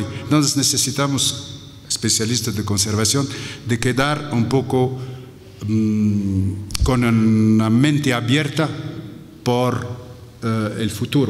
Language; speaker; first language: Spanish; non-native, fluent; Arabic